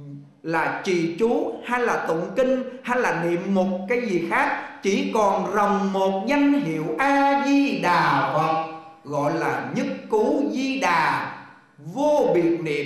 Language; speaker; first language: Vietnamese; native; Vietnamese